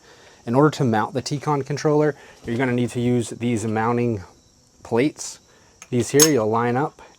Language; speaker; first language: English; native; English